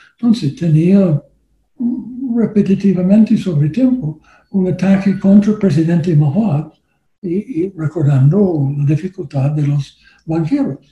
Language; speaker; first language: Spanish; non-native, learner; English